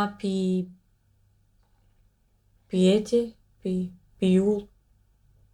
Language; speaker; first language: Russian; non-native, learner; English